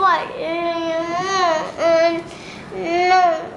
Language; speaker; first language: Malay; non-native, local second language; English